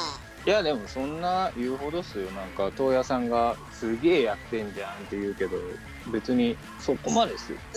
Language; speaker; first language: Japanese; native; Japanese